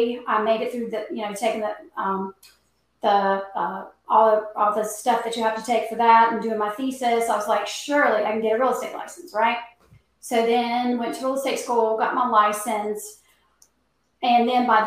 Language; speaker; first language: English; native; English